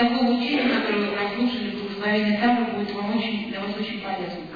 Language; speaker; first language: Russian; native; Russian